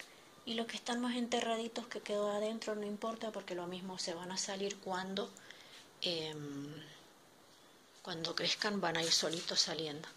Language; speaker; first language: Spanish; native; Spanish